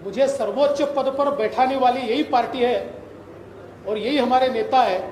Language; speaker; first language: Hindi; non-native, local second language; Marathi